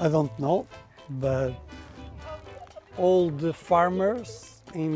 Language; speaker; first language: English; non-native, learner; Portuguese